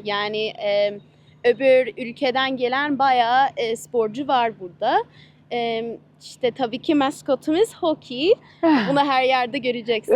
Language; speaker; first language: Turkish; early bilingual, heritage; Turkish